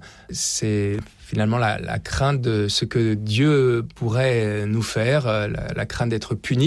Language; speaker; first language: French; native; French